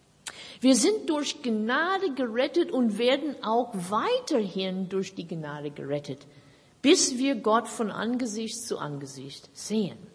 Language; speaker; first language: German; non-native, fluent; English